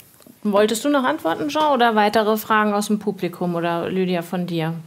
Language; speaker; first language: German; native; German